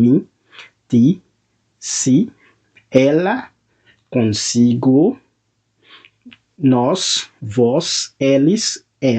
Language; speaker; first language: Portuguese; non-native, fluent; Haitian Creole